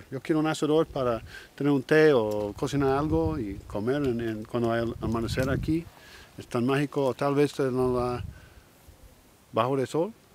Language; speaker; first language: Spanish; non-native, learner; English